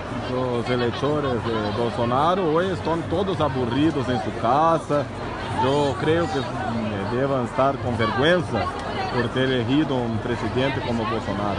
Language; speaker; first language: Portuguese; non-native, learner; Spanish